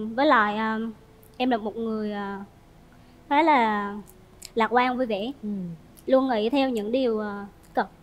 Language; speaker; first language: Vietnamese; native; Vietnamese